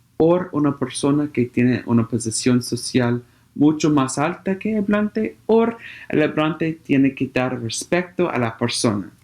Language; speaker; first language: Spanish; non-native, learner; English